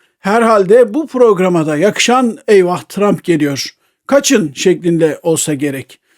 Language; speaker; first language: Turkish; native; Turkish